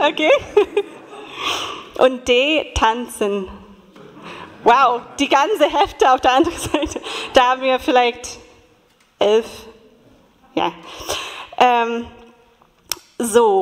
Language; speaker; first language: German; non-native, fluent; English